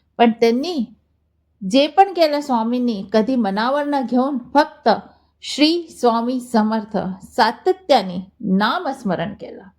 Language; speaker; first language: Marathi; non-native, local second language; Hindi